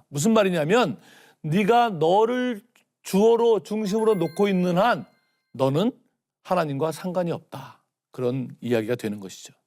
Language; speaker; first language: Korean; native; Korean